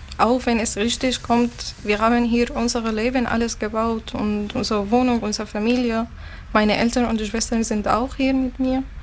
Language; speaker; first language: German; non-native, learner; Arabic